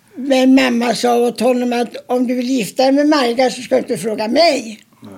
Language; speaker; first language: Swedish; early bilingual, other home language; German